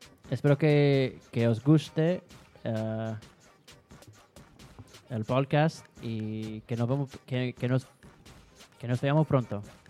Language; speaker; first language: Spanish; non-native, learner; English